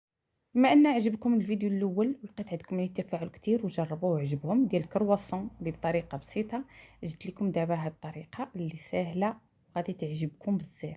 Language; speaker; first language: Arabic; native; Arabic